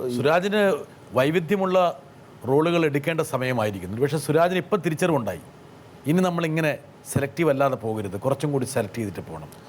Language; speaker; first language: Malayalam; native; Malayalam